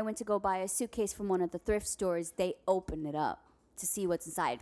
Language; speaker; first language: English; early bilingual, other home language; Spanish